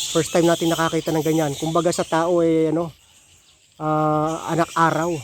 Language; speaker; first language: Filipino; native; Filipino